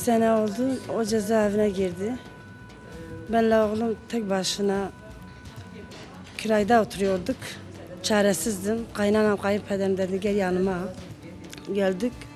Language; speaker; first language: Turkish; non-native, local second language; Kurdish